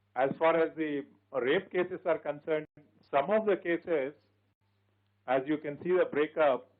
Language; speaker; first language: English; non-native, local second language; Telugu